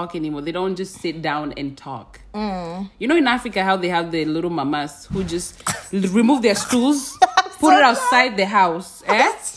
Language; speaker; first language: English; non-native, local second language; Swahili